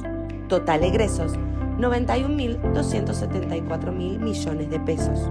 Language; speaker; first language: Spanish; native; Spanish